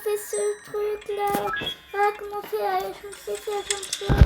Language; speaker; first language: French; native; French